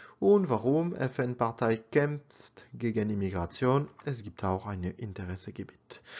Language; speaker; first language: German; non-native, learner; French